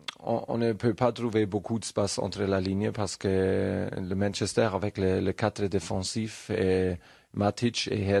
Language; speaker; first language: French; non-native, learner; German